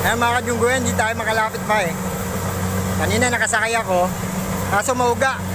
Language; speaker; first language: Filipino; native; Filipino